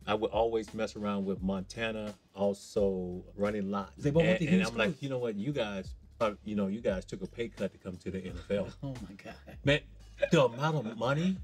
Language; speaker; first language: English; native; English